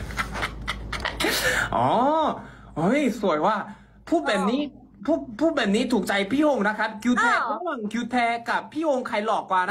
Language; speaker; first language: Thai; non-native, fluent; Korean